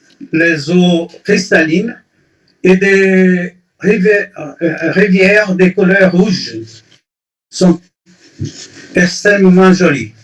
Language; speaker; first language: French; non-native, fluent; Portuguese